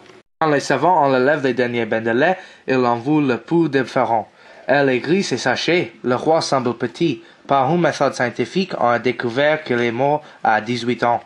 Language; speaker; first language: French; non-native, learner; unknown